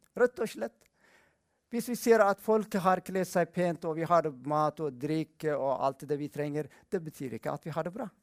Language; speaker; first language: Norwegian; non-native, fluent; Amharic